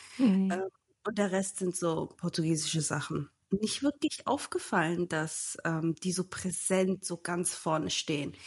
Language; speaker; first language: German; early bilingual, other home language; Turkish